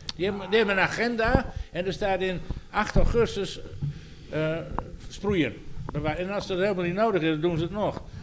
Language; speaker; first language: Dutch; native; Dutch